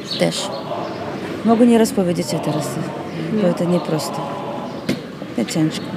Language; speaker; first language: Polish; non-native, learner; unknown